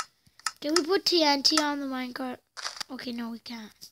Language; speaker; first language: English; native; English